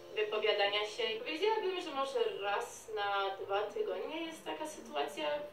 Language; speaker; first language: Polish; early bilingual, heritage; Polish